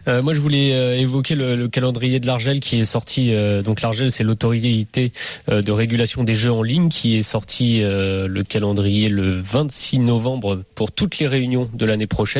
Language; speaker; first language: French; native; French